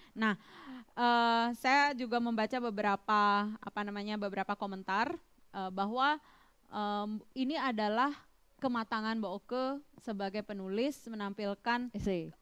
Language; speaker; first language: Indonesian; native; Indonesian